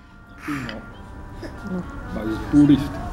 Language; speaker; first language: English; non-native, learner; Italian